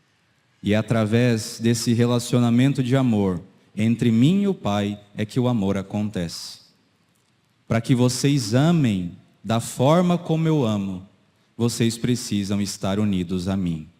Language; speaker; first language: Portuguese; native; Portuguese